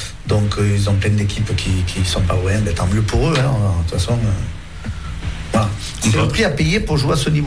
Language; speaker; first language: French; native; French